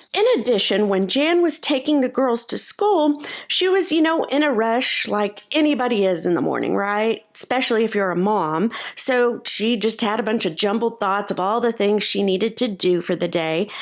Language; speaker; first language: English; native; English